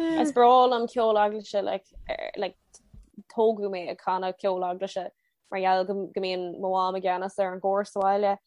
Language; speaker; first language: Irish; non-native, local second language; English